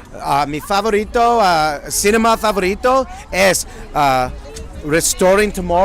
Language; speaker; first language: Spanish; non-native, learner; English